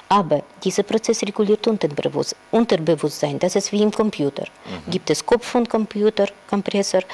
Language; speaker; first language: German; non-native, learner; Russian